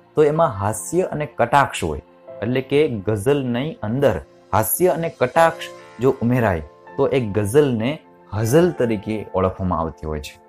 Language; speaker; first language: Gujarati; native; Gujarati